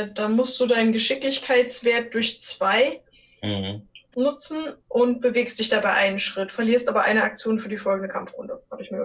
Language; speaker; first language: German; native; German